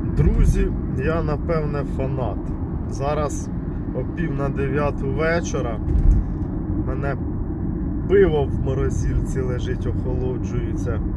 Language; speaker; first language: Ukrainian; non-native, local second language; Russian